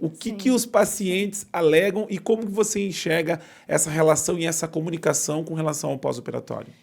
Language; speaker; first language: Portuguese; native; Portuguese